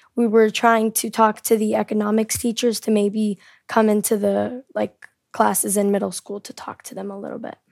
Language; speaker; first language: English; early bilingual, heritage; Korean